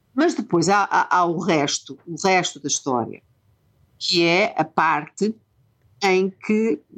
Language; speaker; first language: Portuguese; native; Portuguese